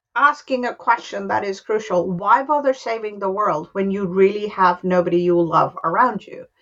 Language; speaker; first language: English; non-native, local second language; Hindi